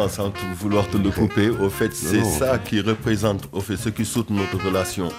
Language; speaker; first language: French; non-native, local second language; Wolof